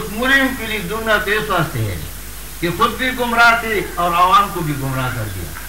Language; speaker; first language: Urdu; non-native, local second language; Pashto